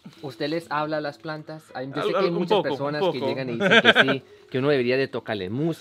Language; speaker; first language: Spanish; native; Spanish